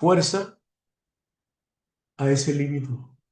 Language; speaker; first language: Spanish; native; Spanish